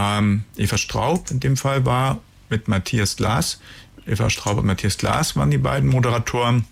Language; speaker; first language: German; native; German